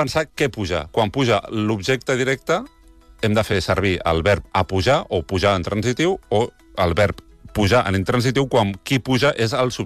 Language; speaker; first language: Catalan; native; Catalan